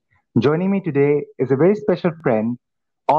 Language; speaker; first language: English; non-native, local second language; Assamese